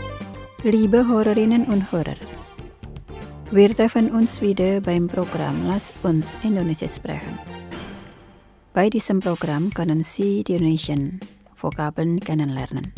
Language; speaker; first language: German; non-native, fluent; Indonesian